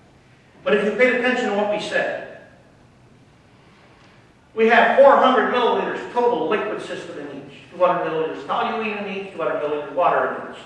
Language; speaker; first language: English; native; English